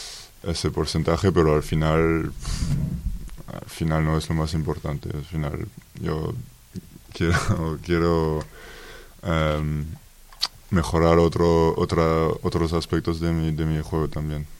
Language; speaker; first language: Spanish; non-native, fluent; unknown